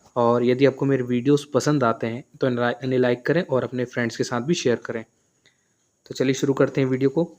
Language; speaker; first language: Hindi; native; Hindi